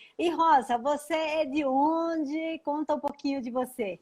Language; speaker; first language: Portuguese; native; Portuguese